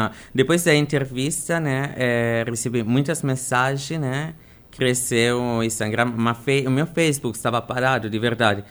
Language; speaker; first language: Portuguese; non-native, fluent; Italian